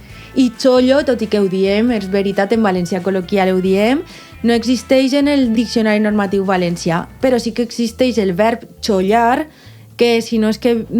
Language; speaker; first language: Catalan; native; Catalan